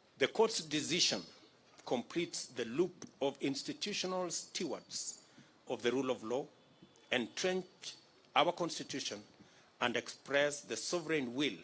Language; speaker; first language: English; non-native, local second language; Kalenjin